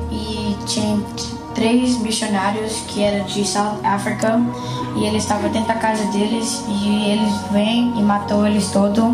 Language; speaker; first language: Portuguese; non-native, fluent; English